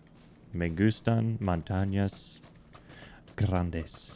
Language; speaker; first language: Spanish; non-native, learner; English